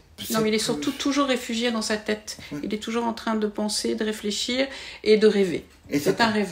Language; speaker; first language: French; native; French